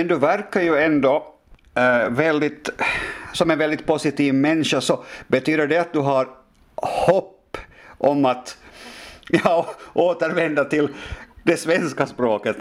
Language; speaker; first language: Swedish; native; Swedish